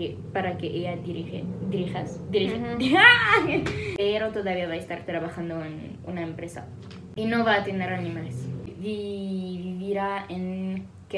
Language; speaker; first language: Spanish; non-native, fluent; French